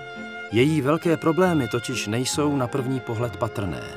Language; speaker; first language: Czech; native; Czech